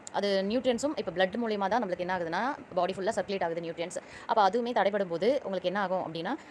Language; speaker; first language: Tamil; native; Tamil